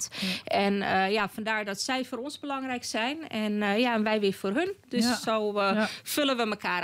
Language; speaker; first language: Dutch; native; Dutch